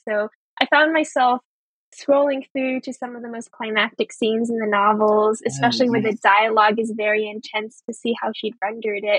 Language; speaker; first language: English; early bilingual, other home language; Chinese